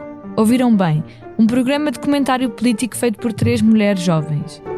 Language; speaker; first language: Portuguese; native; Portuguese